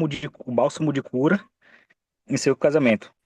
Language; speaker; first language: Portuguese; native; Portuguese